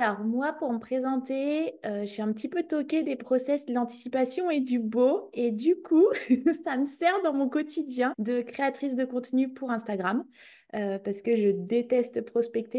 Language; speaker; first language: French; native; French